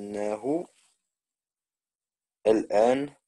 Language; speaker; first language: Arabic; non-native, learner; French